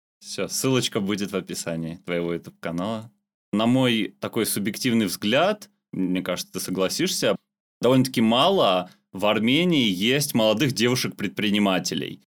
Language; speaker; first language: Russian; non-native, local second language; Armenian